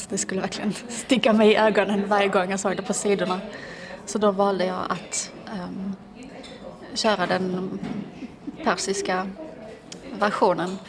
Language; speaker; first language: Swedish; early bilingual, other home language; Persian